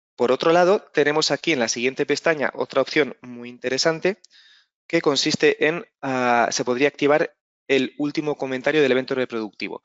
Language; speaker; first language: Spanish; native; Spanish